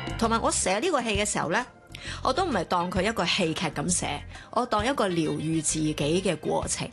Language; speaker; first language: Cantonese; early bilingual, other home language; Chinese